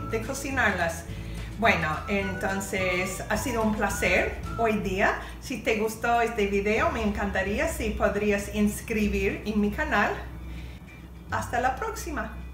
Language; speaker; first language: Spanish; non-native, fluent; English